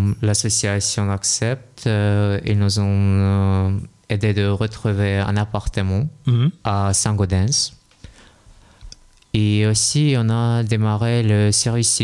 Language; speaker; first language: French; non-native, learner; Russian